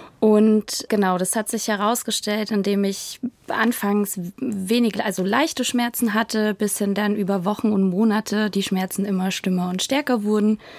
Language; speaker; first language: German; native; German